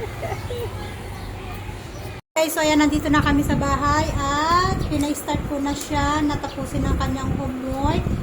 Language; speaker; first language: Filipino; native; Filipino